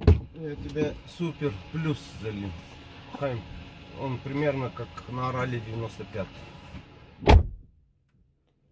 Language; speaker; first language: Russian; native; Russian